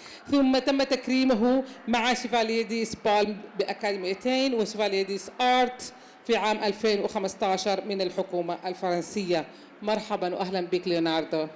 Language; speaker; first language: Arabic; native; Arabic